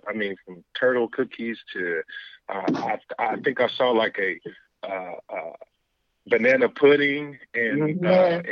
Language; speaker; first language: English; native; English